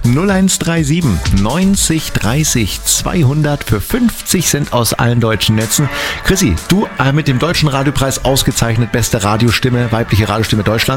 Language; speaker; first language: German; native; German